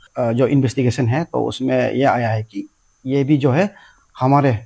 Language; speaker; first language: Hindi; non-native, local second language; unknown